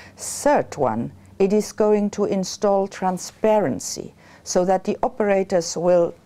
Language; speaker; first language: English; non-native, fluent; Luxembourgish